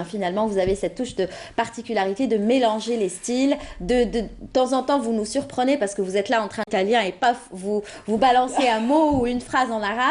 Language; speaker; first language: French; native; French